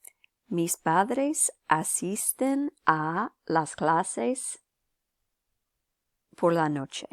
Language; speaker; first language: Spanish; non-native, fluent; English